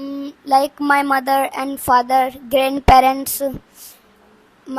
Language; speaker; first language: English; non-native, learner; Hindi